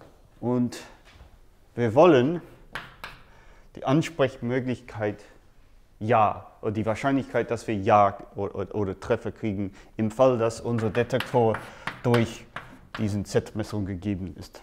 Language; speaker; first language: German; non-native, fluent; English